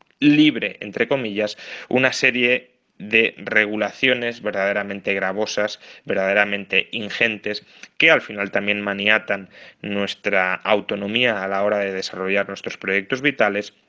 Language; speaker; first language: Spanish; native; Spanish